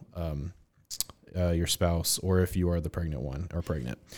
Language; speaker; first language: English; native; English